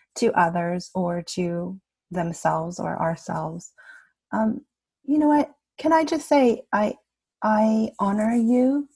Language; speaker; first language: English; native; English